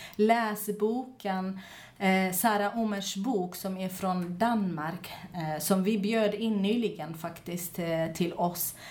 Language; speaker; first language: Swedish; non-native, fluent; Kurdish